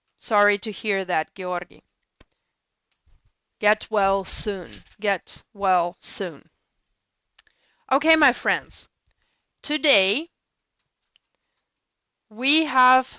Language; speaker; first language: English; non-native, fluent; Russian